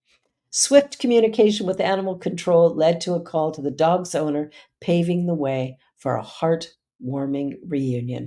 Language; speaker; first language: English; native; English